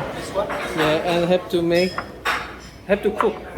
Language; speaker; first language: English; non-native, learner; Korean